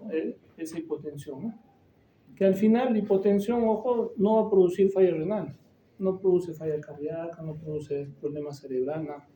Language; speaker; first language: Spanish; native; Spanish